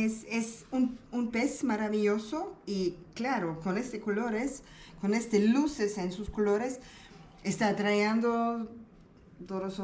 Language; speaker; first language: Spanish; non-native, learner; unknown